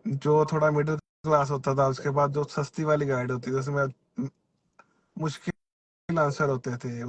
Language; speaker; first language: Hindi; non-native, local second language; Punjabi